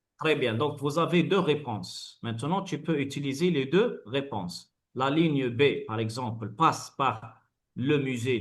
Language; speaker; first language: French; non-native, fluent; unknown